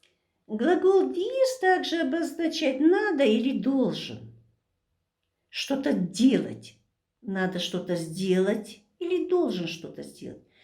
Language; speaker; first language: Russian; non-native, local second language; Chechen